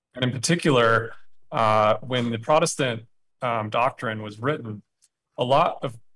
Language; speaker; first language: English; native; English